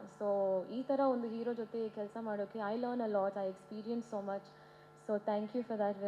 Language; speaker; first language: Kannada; non-native, learner; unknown